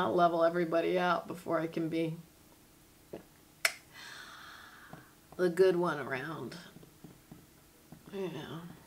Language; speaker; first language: English; native; English